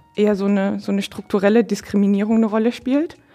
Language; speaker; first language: German; native; German